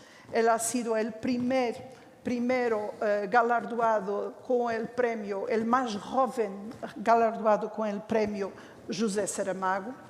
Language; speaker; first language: Spanish; non-native, fluent; Portuguese